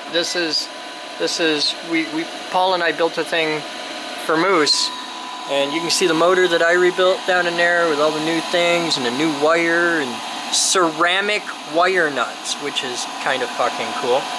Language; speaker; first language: English; native; English